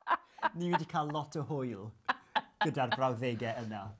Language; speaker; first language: Welsh; native; Welsh